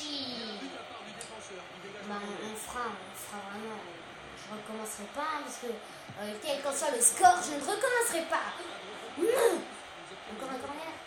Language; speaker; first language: French; native; French